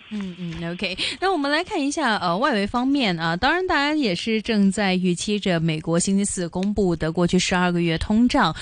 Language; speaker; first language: Chinese; non-native, local second language; Cantonese